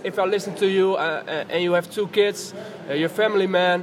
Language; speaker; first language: English; non-native, fluent; Dutch